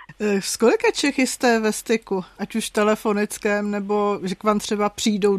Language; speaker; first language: Czech; native; Czech